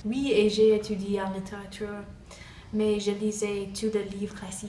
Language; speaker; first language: French; non-native, learner; English